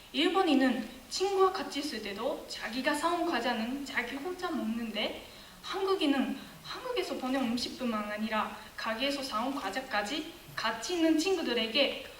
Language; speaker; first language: Korean; non-native, fluent; Japanese